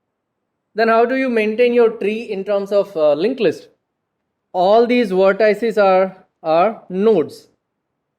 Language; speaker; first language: English; non-native, local second language; Gujarati